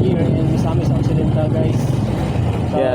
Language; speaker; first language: English; non-native, learner; Cebuano